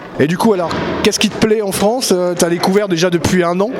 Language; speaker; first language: French; native; French